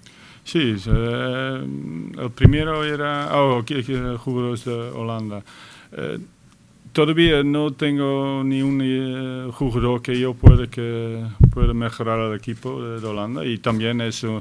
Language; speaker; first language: Spanish; non-native, fluent; Dutch